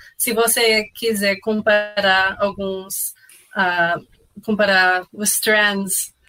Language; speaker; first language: Portuguese; non-native, fluent; English